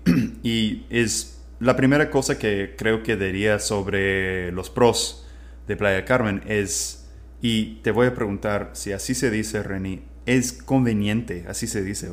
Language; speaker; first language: Spanish; non-native, fluent; English